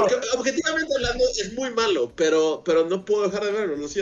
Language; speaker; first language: Spanish; native; Spanish